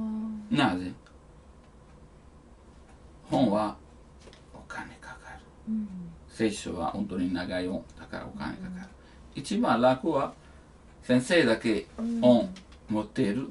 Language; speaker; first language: Japanese; non-native, learner; Italian